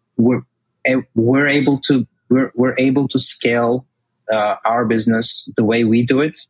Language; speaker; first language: English; non-native, fluent; Turkish